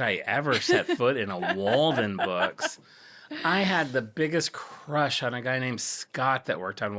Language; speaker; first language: English; native; English